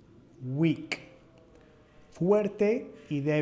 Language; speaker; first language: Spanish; non-native, fluent; English